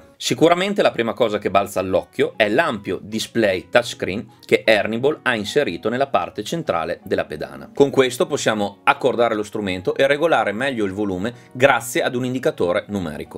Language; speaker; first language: Italian; native; Italian